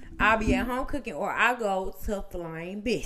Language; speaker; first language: English; native; English